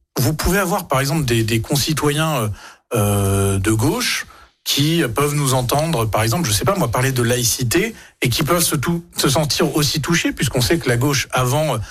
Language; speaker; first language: French; non-native, fluent; Romanian